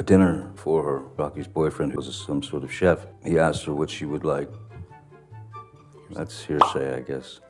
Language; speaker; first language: English; native; English